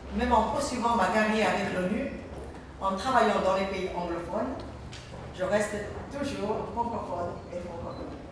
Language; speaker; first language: French; non-native, fluent; Chinese